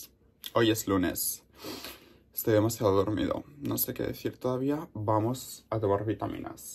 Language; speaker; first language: Spanish; native; Spanish